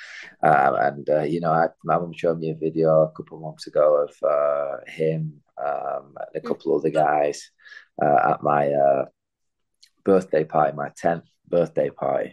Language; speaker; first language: English; native; English